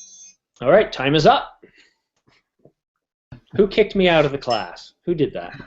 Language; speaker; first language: English; native; English